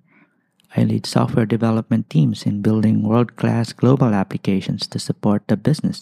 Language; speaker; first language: English; non-native, local second language; Bikol